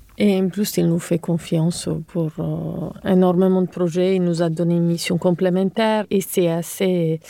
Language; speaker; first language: French; non-native, fluent; Italian